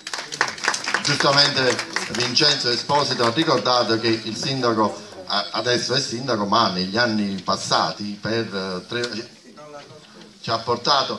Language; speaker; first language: Italian; native; Italian